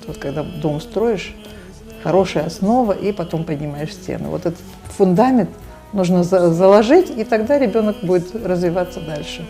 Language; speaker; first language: Russian; native; Russian